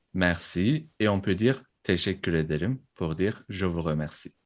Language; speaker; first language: French; non-native, fluent; Turkish